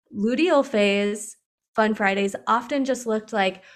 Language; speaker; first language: English; native; English